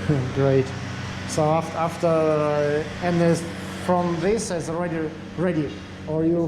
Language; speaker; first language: English; non-native, learner; Russian